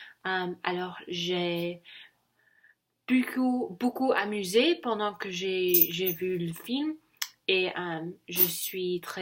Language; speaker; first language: French; non-native, learner; English